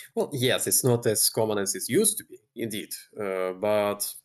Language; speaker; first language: English; non-native, fluent; Russian